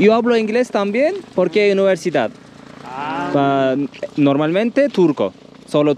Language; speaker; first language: Spanish; non-native, learner; Turkish